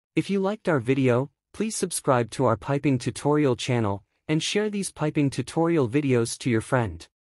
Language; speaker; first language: English; non-native, learner; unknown